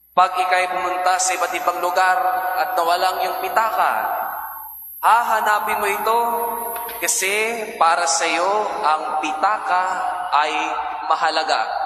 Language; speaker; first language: Filipino; non-native, local second language; Pangasinan